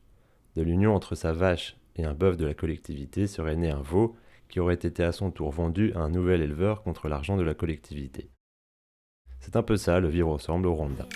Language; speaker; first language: French; native; French